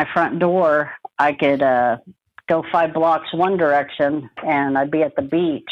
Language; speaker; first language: English; native; English